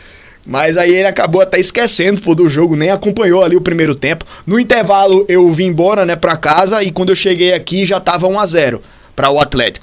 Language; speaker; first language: Portuguese; native; Portuguese